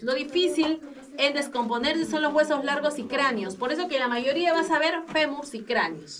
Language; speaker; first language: Spanish; native; Spanish